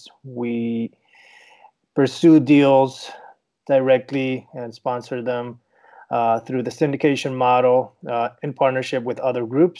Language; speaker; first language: English; non-native, fluent; Spanish